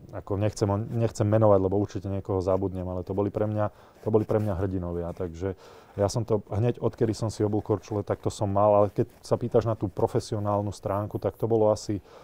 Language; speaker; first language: Slovak; native; Slovak